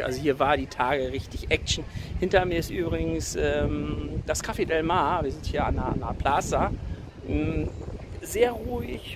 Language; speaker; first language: German; native; German